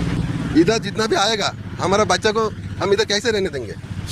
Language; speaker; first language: Hindi; non-native, local second language; Bangla